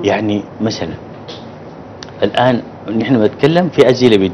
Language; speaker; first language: Arabic; native; Arabic